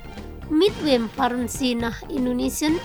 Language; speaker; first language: German; non-native, fluent; Indonesian